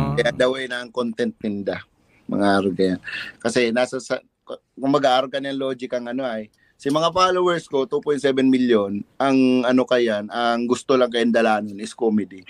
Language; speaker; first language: Filipino; non-native, local second language; Bikol